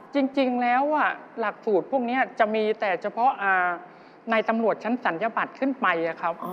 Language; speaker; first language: Thai; native; Thai